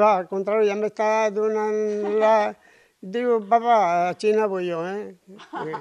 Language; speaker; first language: Catalan; non-native, local second language; Spanish